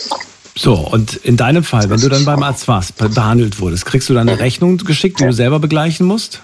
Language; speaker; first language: German; native; German